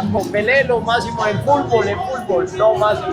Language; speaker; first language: Spanish; native; Spanish